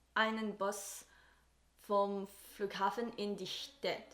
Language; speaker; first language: German; non-native, learner; English